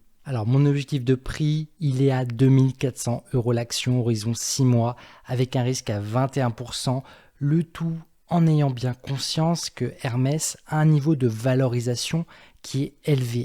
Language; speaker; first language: French; native; French